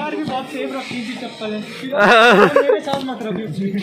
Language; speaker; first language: Hindi; native; Hindi